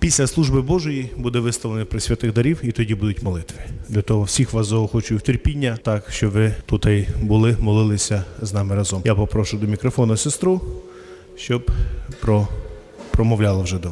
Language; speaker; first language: Ukrainian; native; Ukrainian